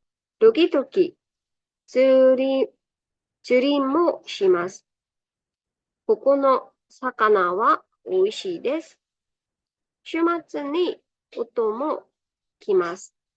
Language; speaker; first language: Japanese; non-native, fluent; Burmese